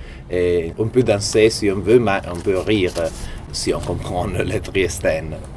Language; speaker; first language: French; non-native, fluent; Italian